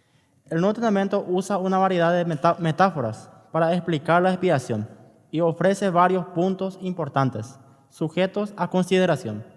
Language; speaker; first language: Spanish; native; Spanish